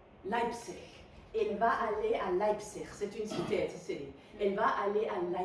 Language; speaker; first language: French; non-native, fluent; Spanish